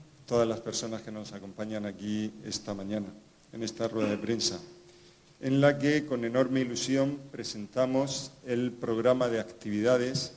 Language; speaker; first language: Spanish; native; Spanish